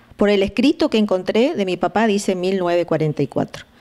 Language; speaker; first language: Spanish; native; Spanish